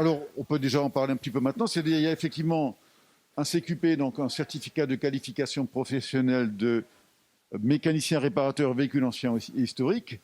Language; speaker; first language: French; native; French